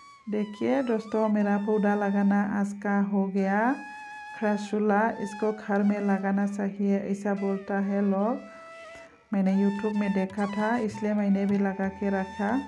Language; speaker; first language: Hindi; non-native, learner; Bodo